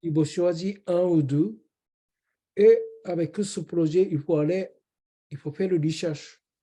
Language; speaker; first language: French; non-native, learner; Japanese